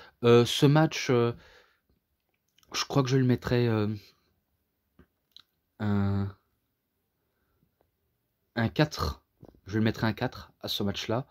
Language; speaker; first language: French; native; French